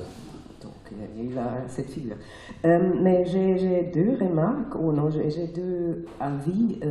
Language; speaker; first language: French; non-native, fluent; German